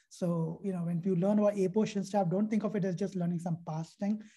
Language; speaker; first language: English; non-native, local second language; Hindi